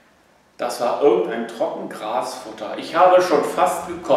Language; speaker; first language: German; native; German